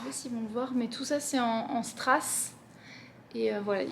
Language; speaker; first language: French; native; French